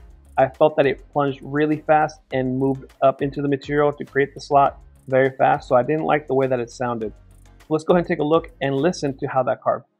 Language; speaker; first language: English; native; English